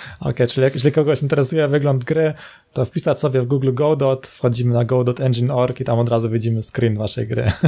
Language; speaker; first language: Polish; native; Polish